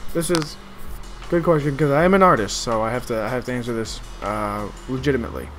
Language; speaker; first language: English; native; English